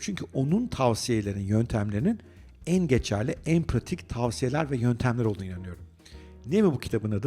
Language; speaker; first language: Turkish; native; Turkish